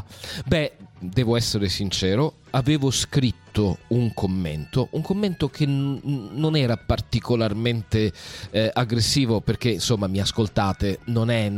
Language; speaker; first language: Italian; native; Italian